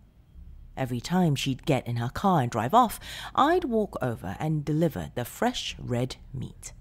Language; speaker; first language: English; native; English